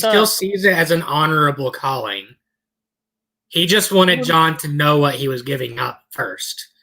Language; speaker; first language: English; native; English